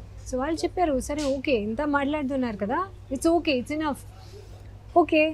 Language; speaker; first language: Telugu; non-native, learner; Hindi